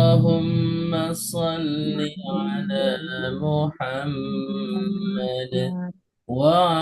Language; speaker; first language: Arabic; non-native, fluent; Indonesian